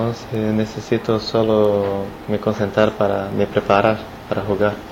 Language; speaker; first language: Spanish; non-native, learner; Portuguese